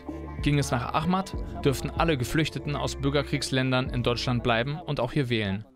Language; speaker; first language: German; native; German